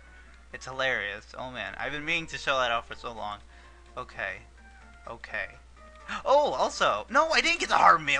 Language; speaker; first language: English; native; English